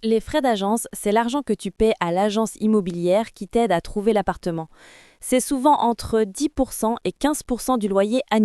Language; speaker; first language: French; non-native, fluent; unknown